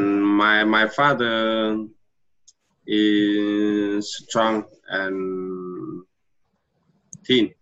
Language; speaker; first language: English; non-native, learner; Vietnamese